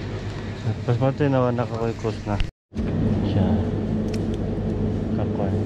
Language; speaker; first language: Russian; non-native, learner; Cebuano